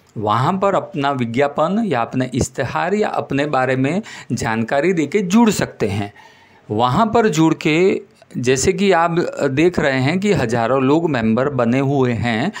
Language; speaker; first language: Hindi; non-native, local second language; Gujarati